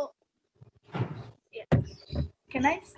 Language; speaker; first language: English; non-native, learner; Indonesian